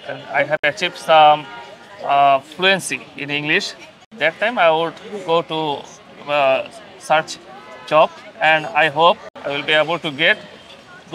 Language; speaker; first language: English; non-native, learner; Bangla